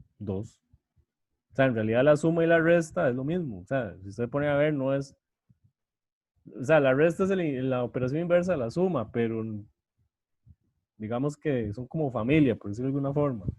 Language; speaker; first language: Spanish; native; Spanish